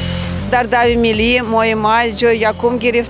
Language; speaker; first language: Persian; non-native, learner; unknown